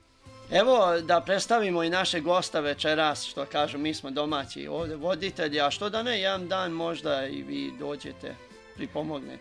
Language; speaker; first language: Serbian; native; Serbian